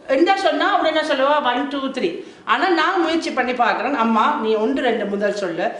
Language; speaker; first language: Tamil; non-native, fluent; German